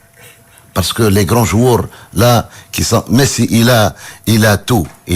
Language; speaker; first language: French; non-native, local second language; Arabic